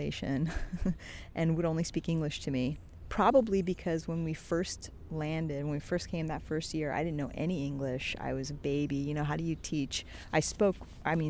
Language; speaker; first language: English; native; English